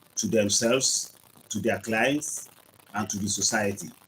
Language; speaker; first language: English; non-native, local second language; Yoruba